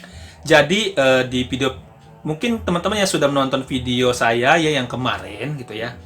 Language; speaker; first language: Indonesian; native; Indonesian